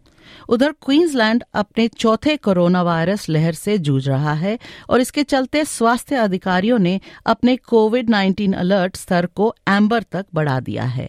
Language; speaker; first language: Hindi; native; Hindi